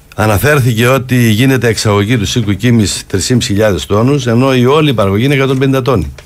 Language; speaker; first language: Greek; native; Greek